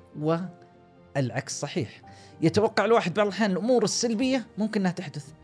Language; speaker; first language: Arabic; native; Arabic